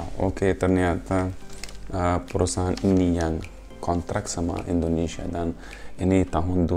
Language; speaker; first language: Indonesian; non-native, fluent; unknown